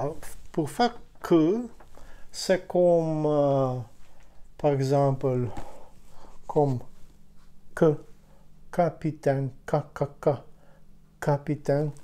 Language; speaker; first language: French; non-native, learner; Ukrainian